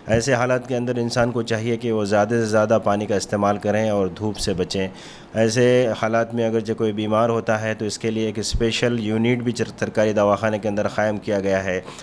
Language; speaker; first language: Hindi; non-native, local second language; Urdu